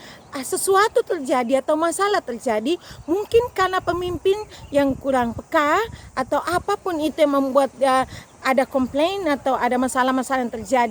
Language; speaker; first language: Indonesian; native; Indonesian